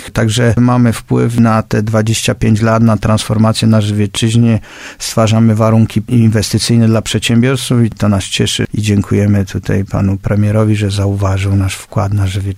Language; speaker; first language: Polish; native; Polish